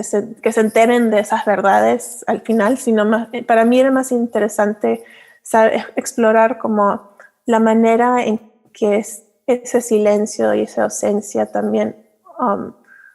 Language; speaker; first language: Spanish; early bilingual, heritage; Spanish